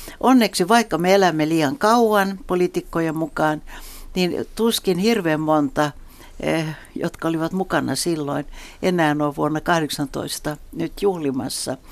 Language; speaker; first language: Finnish; non-native, local second language; Swedish